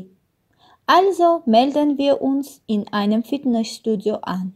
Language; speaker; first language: German; non-native, learner; Armenian